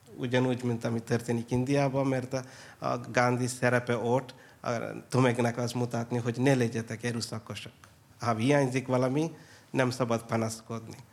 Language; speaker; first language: Hungarian; non-native, fluent; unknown